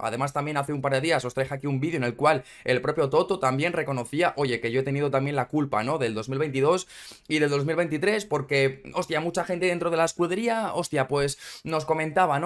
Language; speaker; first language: Spanish; native; Spanish